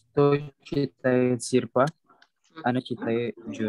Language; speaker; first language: Russian; non-native, learner; Indonesian